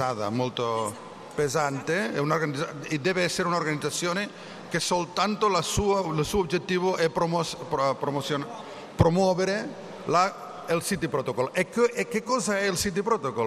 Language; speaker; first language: Italian; non-native, learner; Catalan